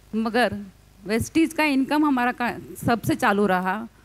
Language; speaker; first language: Hindi; non-native, local second language; Gujarati